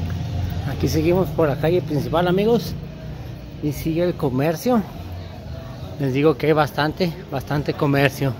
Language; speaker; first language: Spanish; native; Spanish